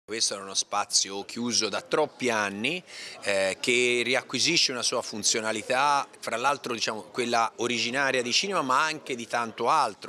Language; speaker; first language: Italian; native; Italian